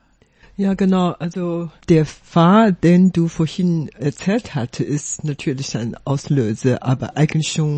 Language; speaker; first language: German; non-native, fluent; Chinese